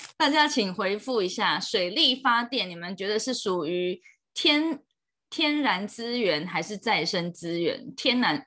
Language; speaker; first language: Chinese; native; Chinese